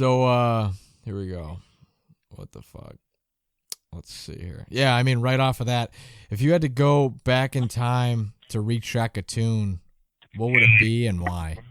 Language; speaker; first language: English; native; English